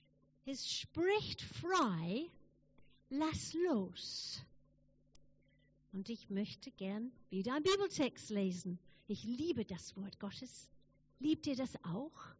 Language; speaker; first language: German; non-native, fluent; English